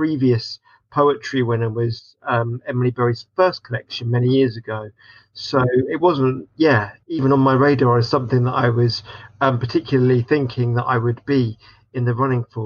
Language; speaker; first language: English; native; English